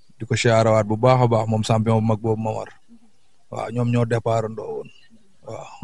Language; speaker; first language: Wolof; native; Wolof